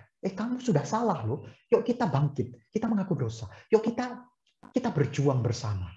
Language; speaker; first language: Indonesian; native; Indonesian